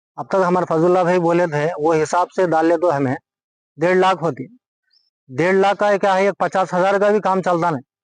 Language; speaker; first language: Hindi; non-native, local second language; Urdu